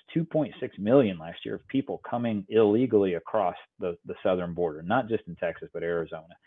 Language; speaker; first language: English; native; English